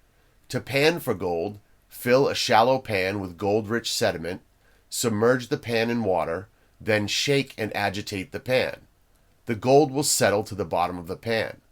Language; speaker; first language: English; native; English